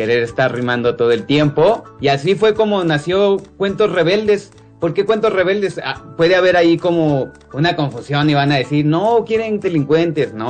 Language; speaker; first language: Spanish; native; Spanish